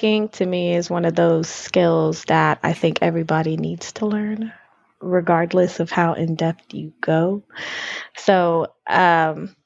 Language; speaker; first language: English; native; English